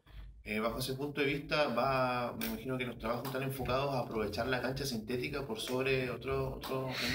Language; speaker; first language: Spanish; native; Spanish